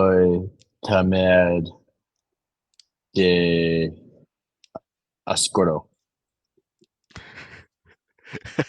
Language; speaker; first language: Spanish; non-native, learner; English